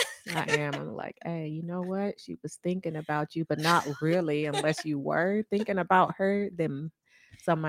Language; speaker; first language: English; native; English